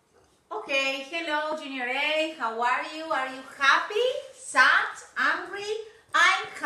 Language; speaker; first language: English; non-native, fluent; Spanish